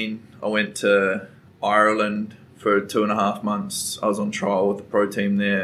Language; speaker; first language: English; native; English